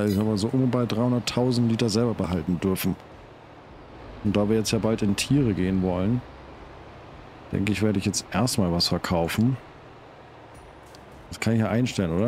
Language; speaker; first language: German; native; German